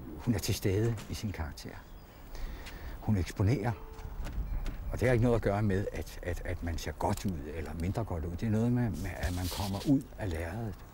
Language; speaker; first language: Danish; native; Danish